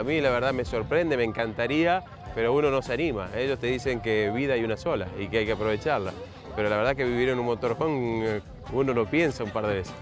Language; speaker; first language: Spanish; native; Spanish